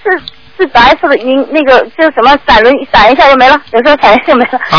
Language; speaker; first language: Chinese; native; Chinese